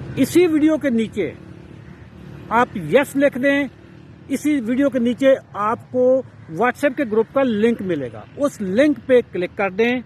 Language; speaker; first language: Urdu; native; Urdu